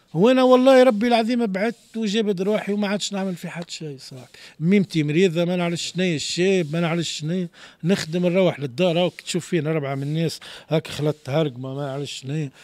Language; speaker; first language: Arabic; native; Arabic